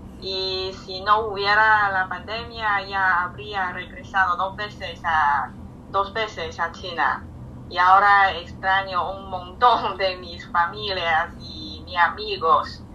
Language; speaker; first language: Spanish; non-native, fluent; Chinese